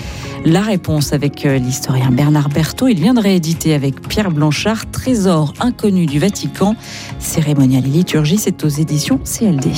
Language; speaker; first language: French; native; French